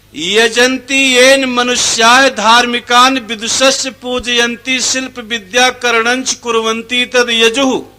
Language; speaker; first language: Hindi; non-native, fluent; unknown